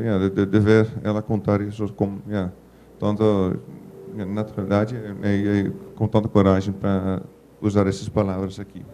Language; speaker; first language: Portuguese; non-native, fluent; Dutch